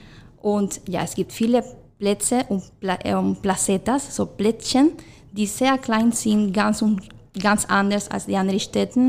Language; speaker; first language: German; non-native, fluent; Spanish